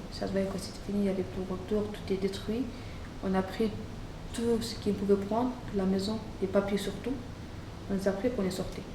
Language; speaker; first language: French; non-native, fluent; Arabic